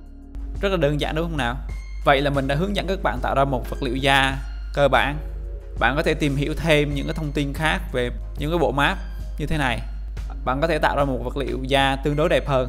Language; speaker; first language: Vietnamese; native; Vietnamese